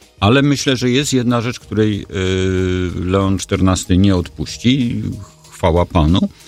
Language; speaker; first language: Polish; native; Polish